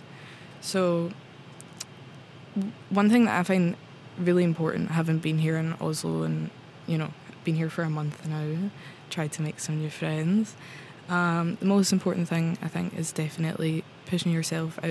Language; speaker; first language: English; native; English